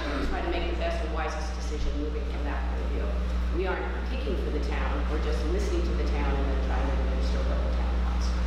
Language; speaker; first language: English; native; English